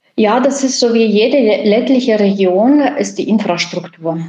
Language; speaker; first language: German; early bilingual, other home language; Russian